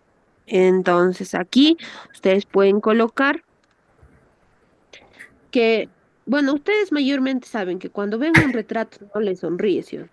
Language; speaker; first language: Spanish; native; Spanish